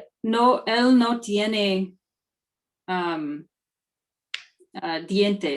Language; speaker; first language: Spanish; non-native, learner; English